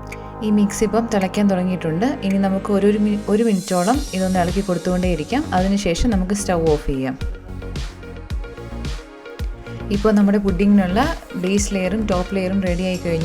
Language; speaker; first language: Malayalam; native; Malayalam